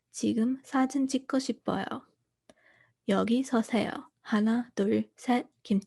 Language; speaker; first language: Korean; non-native, fluent; English